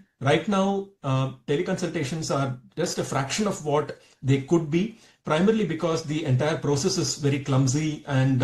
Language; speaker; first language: English; non-native, local second language; Tamil